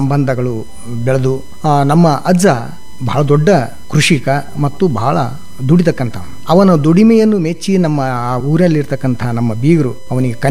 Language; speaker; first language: Kannada; non-native, local second language; Marathi